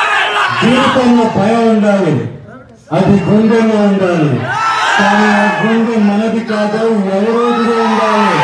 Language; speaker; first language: Telugu; non-native, learner; Kannada